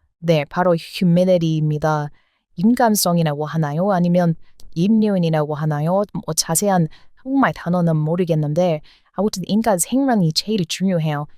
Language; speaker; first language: Korean; non-native, fluent; English